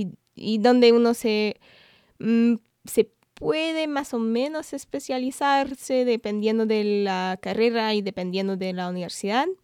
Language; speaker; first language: Spanish; non-native, fluent; English